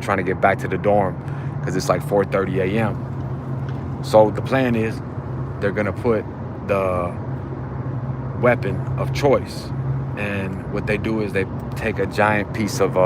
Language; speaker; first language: English; native; English